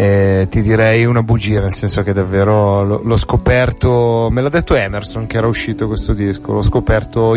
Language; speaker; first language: Italian; native; Italian